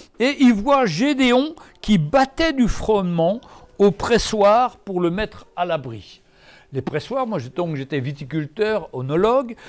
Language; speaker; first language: French; native; French